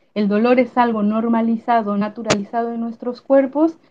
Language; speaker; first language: Spanish; native; Spanish